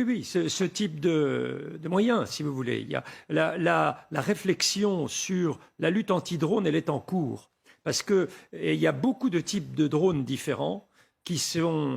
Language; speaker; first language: French; native; French